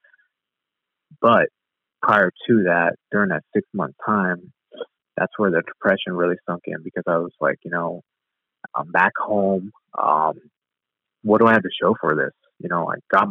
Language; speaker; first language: English; native; English